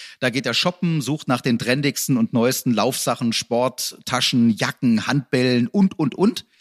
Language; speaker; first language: German; native; German